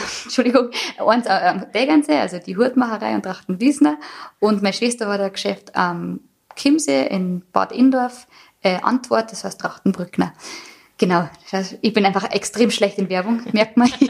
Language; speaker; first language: German; native; German